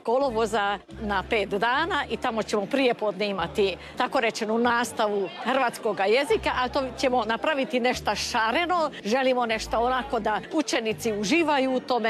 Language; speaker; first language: Serbian; early bilingual, heritage; Croatian